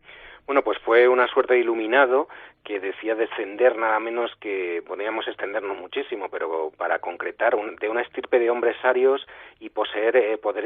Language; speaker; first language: Spanish; native; Spanish